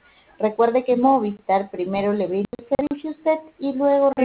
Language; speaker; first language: Spanish; native; Spanish